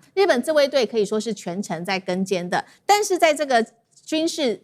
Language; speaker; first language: Chinese; native; Chinese